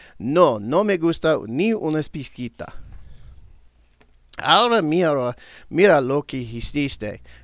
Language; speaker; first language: Spanish; non-native, learner; English